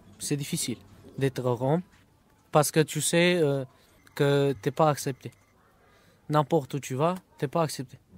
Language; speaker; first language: French; non-native, fluent; Romany